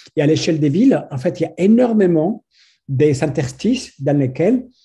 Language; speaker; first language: French; non-native, fluent; Spanish